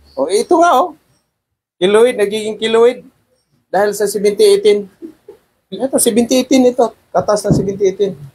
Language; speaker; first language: Filipino; non-native, local second language; Cebuano